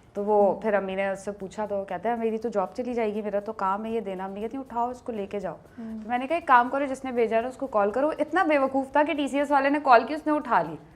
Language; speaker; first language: Urdu; native; Urdu